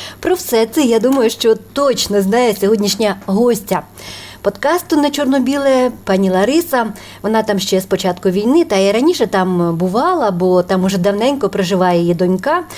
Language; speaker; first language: Ukrainian; native; Ukrainian